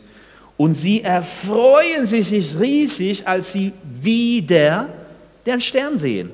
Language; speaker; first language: German; non-native, fluent; Spanish